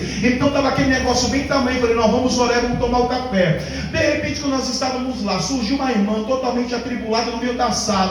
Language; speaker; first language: Portuguese; native; Portuguese